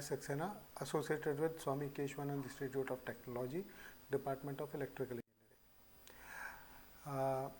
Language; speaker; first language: English; non-native, local second language; Hindi